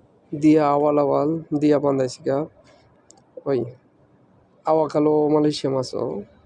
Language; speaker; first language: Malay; non-native, learner; Bangla